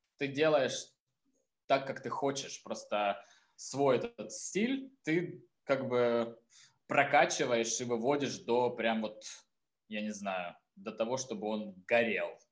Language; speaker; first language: Russian; native; Russian